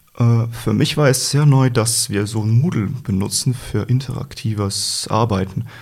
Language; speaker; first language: German; non-native, fluent; Slovenian